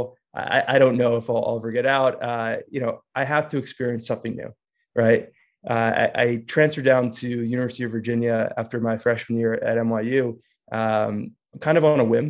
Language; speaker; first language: English; native; English